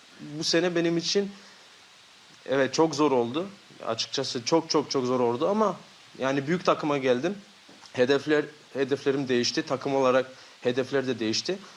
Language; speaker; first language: Turkish; early bilingual, heritage; Turkish